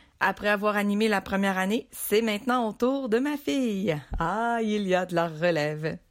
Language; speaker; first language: French; native; French